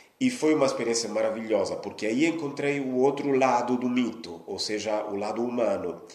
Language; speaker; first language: Portuguese; non-native, fluent; Italian